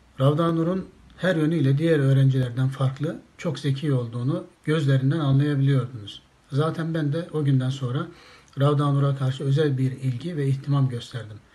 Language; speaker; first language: Turkish; native; Turkish